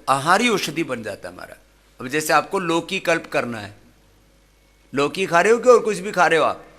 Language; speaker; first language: Hindi; native; Hindi